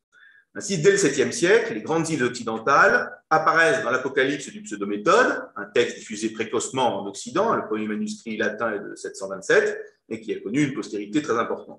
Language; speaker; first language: French; native; French